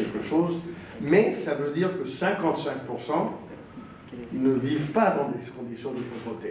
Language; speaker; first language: French; non-native, fluent; Spanish